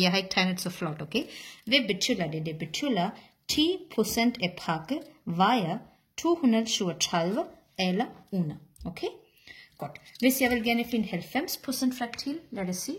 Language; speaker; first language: Danish; non-native, learner; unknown